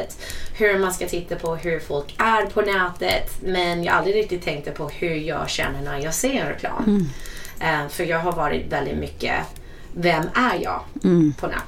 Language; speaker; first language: Swedish; non-native, fluent; English